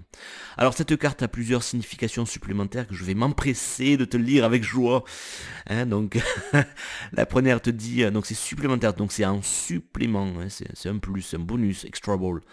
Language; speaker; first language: French; native; French